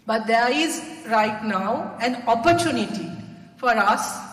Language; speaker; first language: English; non-native, local second language; Sinhala